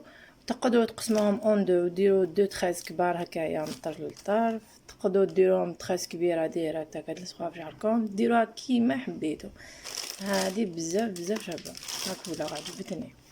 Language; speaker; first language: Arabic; native; Arabic